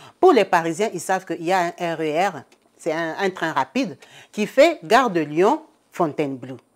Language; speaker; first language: French; non-native, local second language; Lingala